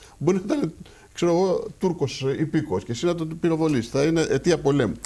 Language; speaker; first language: Greek; native; Greek